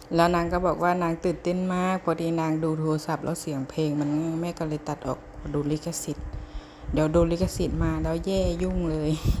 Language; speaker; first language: Thai; native; Thai